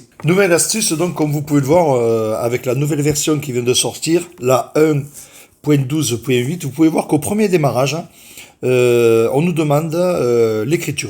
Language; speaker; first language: French; native; French